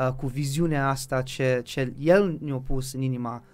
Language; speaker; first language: Romanian; early bilingual, heritage; Romanian